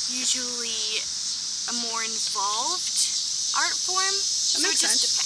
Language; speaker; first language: English; native; English